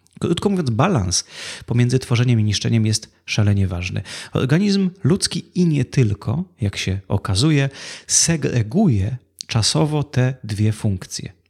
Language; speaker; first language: Polish; native; Polish